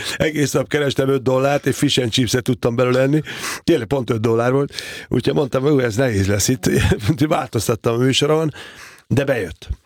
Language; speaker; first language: Hungarian; native; Hungarian